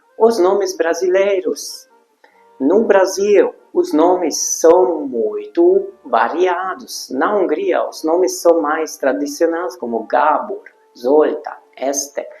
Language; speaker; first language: Portuguese; non-native, fluent; Hungarian